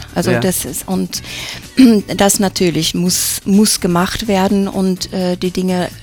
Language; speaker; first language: German; non-native, fluent; English